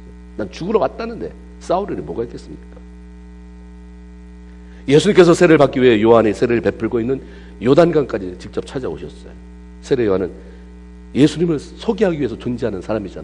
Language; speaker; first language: Korean; native; Korean